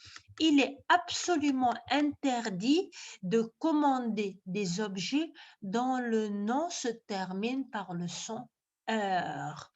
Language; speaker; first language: French; non-native, local second language; Arabic